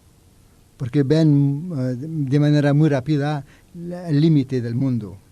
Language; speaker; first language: Spanish; non-native, learner; French